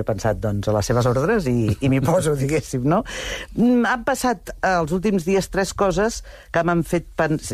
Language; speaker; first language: Catalan; native; Catalan